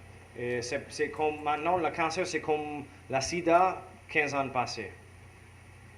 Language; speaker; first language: French; non-native, learner; English